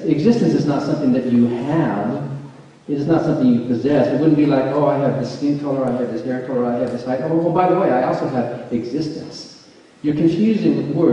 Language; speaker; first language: English; native; English